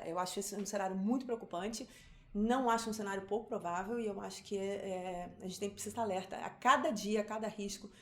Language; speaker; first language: Portuguese; native; Portuguese